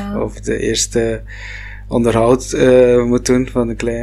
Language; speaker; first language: Dutch; non-native, local second language; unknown